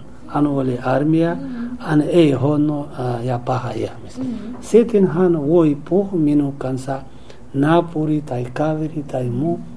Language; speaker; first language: Finnish; non-native, learner; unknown